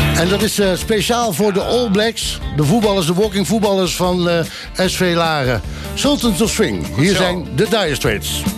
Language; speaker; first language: Dutch; native; Dutch